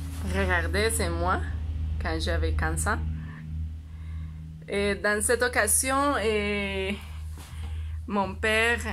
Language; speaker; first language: French; non-native, learner; Spanish